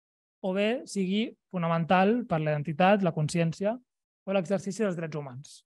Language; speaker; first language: Catalan; native; Catalan